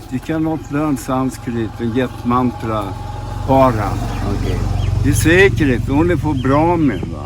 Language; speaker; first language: English; non-native, learner; Swedish